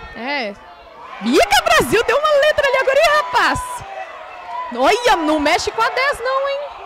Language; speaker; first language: Portuguese; native; Portuguese